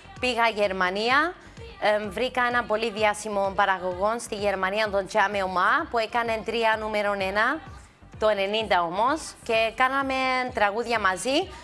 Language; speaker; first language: Greek; early bilingual, heritage; Greek